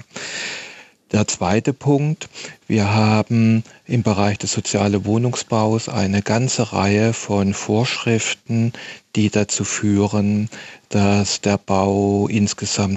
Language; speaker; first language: German; native; German